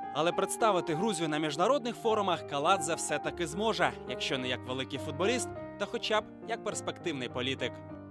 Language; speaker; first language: Ukrainian; native; Ukrainian